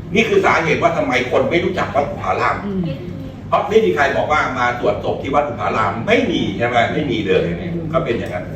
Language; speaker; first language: Thai; native; Thai